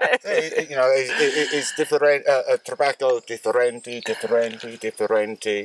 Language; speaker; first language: Spanish; non-native, learner; English